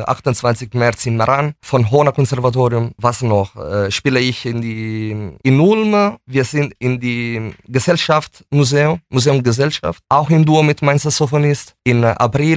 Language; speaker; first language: German; non-native, fluent; Italian